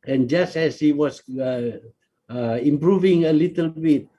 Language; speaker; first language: English; non-native, local second language; Malay